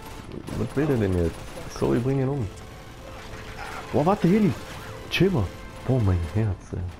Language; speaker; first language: German; native; German